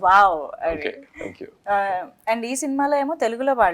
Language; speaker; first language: Telugu; native; Telugu